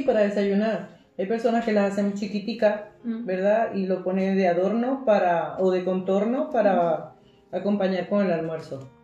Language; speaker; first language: Spanish; native; Spanish